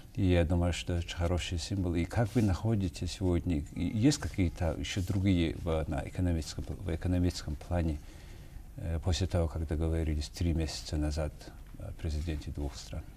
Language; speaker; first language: Russian; non-native, fluent; Mongolian